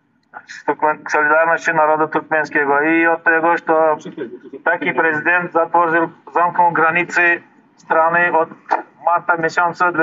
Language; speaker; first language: Polish; non-native, learner; Turkmen